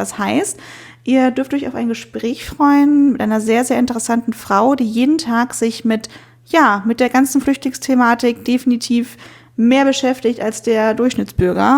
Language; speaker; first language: German; native; German